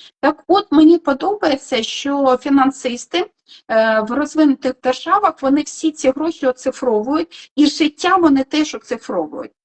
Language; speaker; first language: Ukrainian; non-native, local second language; Russian